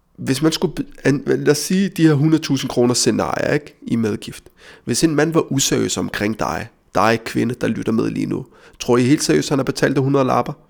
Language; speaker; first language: Danish; early bilingual, other home language; Riffian